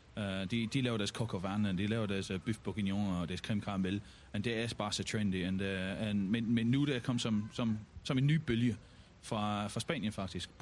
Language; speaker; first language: Danish; non-native, fluent; English